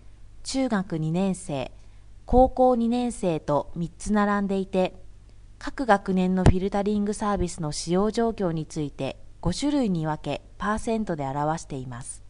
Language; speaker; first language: Japanese; native; Japanese